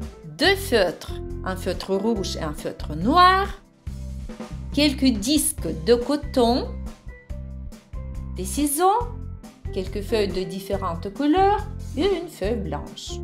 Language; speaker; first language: French; non-native, fluent; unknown